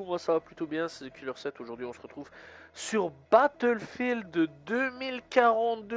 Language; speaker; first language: French; native; French